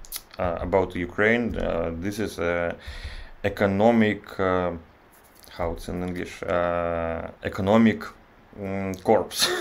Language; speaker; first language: English; non-native, learner; Russian